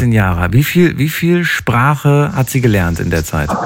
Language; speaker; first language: German; native; German